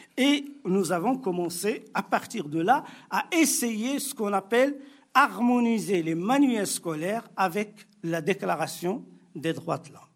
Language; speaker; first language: French; non-native, local second language; Arabic